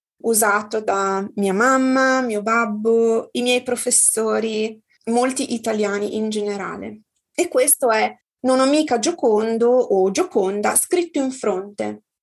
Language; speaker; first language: Italian; native; Italian